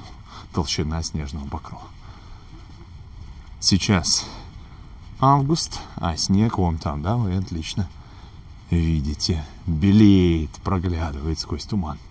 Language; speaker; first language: Russian; native; Russian